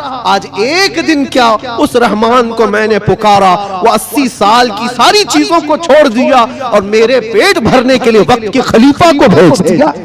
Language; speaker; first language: Urdu; native; Urdu